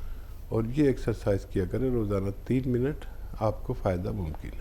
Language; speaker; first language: Hindi; native; Hindi